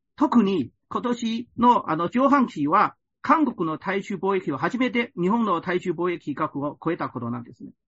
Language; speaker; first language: Japanese; non-native, fluent; Chinese